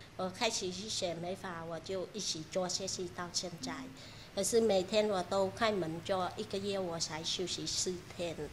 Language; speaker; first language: Chinese; non-native, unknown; Vietnamese